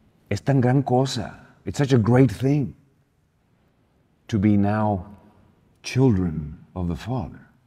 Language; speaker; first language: English; early bilingual, other home language; Spanish